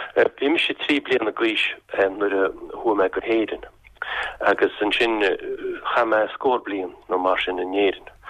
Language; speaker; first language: Irish; non-native, local second language; English